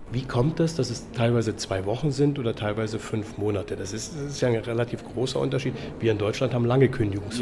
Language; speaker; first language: German; native; German